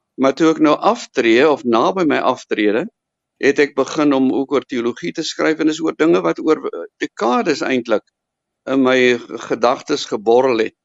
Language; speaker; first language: Afrikaans; native; Afrikaans